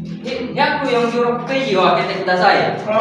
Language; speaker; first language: Japanese; non-native, fluent; Indonesian